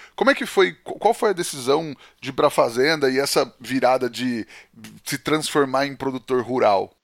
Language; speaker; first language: Portuguese; native; Portuguese